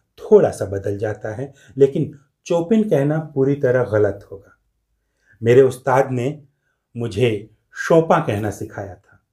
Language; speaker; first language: Hindi; native; Hindi